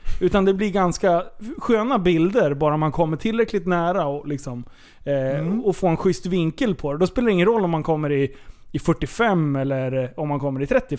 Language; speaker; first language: Swedish; native; Swedish